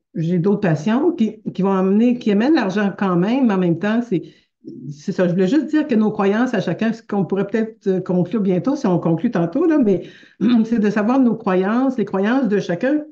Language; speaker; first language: French; native; French